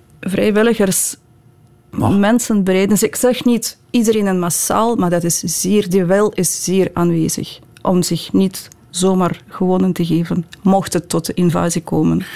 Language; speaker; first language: Dutch; non-native, fluent; Ukrainian